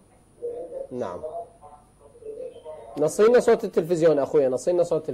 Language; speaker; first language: Arabic; native; Arabic